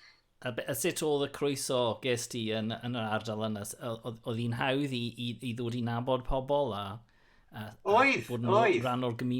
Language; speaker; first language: Welsh; non-native, local second language; English